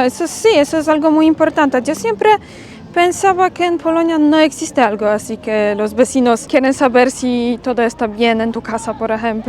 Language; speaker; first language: Spanish; non-native, fluent; Polish